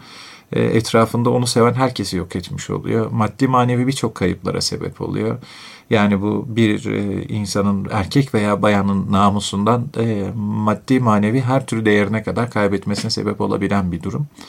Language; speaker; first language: Turkish; native; Turkish